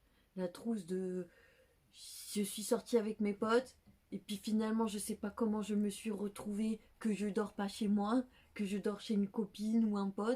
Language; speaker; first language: French; native; French